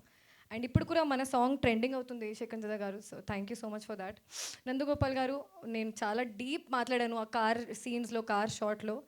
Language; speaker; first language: Telugu; non-native, local second language; Hindi